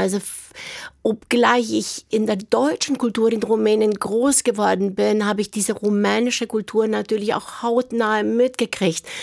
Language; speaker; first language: German; early bilingual, heritage; German